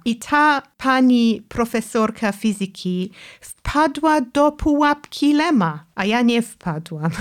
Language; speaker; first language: Polish; non-native, fluent; English